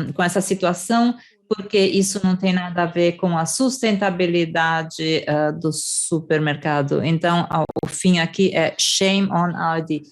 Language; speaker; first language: Portuguese; non-native, fluent; German